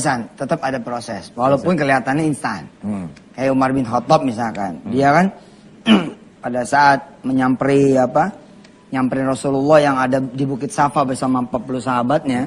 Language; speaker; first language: Indonesian; non-native, local second language; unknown